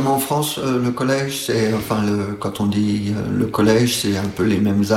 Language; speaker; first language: French; native; French